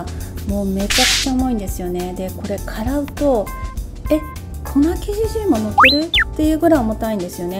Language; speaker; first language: Japanese; native; Japanese